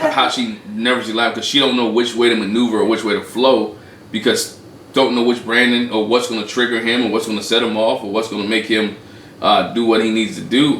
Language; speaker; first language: English; native; English